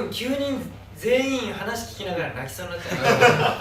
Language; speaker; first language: Japanese; native; Japanese